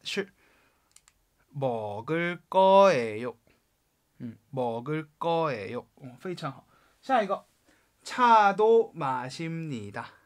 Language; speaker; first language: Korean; non-native, fluent; Chinese